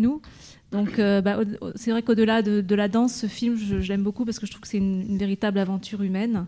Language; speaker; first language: French; native; French